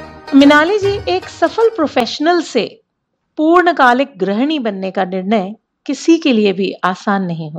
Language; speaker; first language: Hindi; native; Hindi